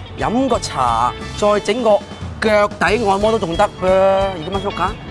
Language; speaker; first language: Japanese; non-native, fluent; Cantonese